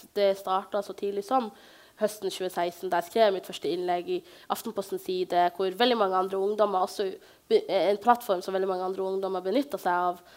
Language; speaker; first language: Norwegian; early bilingual, other home language; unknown